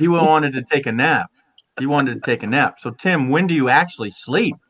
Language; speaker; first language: English; native; English